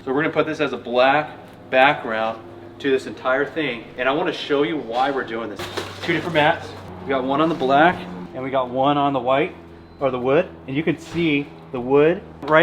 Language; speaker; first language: English; native; English